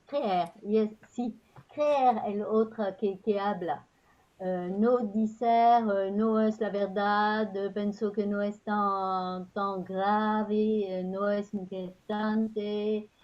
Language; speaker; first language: Spanish; non-native, learner; French